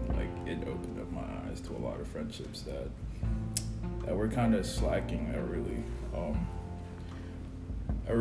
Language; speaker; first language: English; non-native, local second language; Yoruba